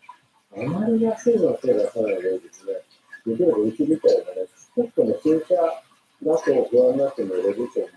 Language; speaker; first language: Japanese; native; Japanese